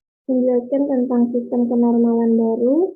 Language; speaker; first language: Indonesian; native; Indonesian